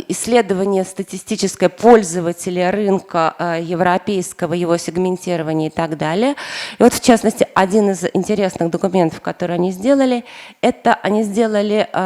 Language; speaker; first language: Russian; native; Russian